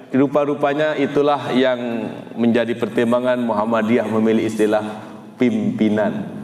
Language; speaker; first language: Indonesian; non-native, local second language; Madurese